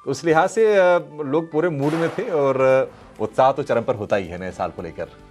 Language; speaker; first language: Hindi; native; Hindi